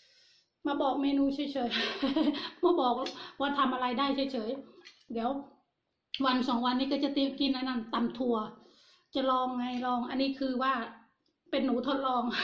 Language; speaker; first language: Thai; non-native, local second language; Northeastern Thai